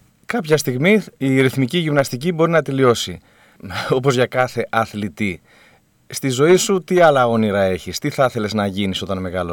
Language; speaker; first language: Greek; native; Greek